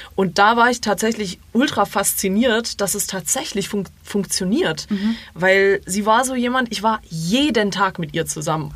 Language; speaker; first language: German; early bilingual, other home language; Croatian